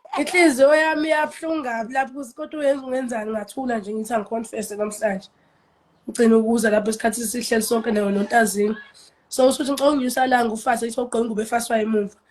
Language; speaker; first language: Zulu; native; Zulu